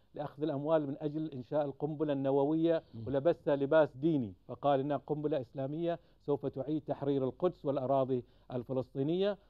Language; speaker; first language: Arabic; native; Arabic